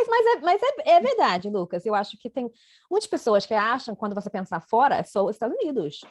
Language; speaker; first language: Portuguese; non-native, fluent; English